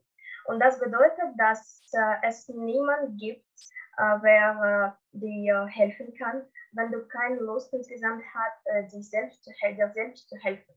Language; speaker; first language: German; non-native, learner; Russian